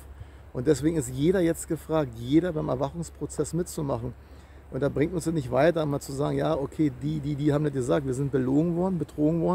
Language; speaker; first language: German; native; German